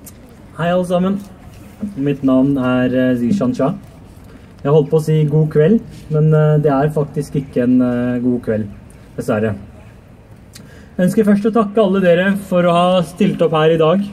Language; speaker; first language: Norwegian; early bilingual, other home language; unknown